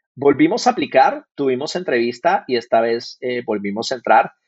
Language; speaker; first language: Spanish; native; Spanish